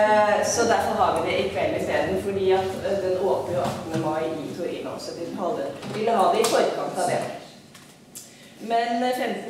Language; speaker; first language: Norwegian; non-native, fluent; Italian